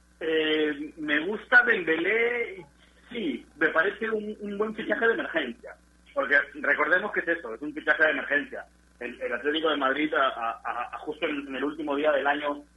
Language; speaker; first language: Spanish; native; Spanish